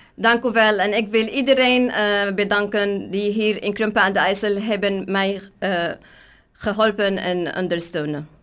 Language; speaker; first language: Dutch; non-native, learner; Arabic